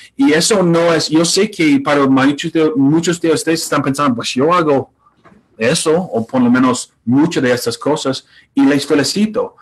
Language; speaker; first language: Spanish; non-native, fluent; English